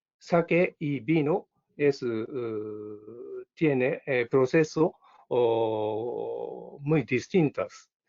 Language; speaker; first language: Spanish; non-native, learner; Japanese